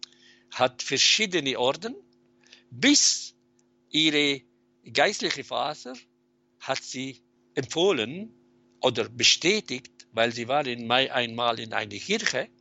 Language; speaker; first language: German; non-native, fluent; Arabic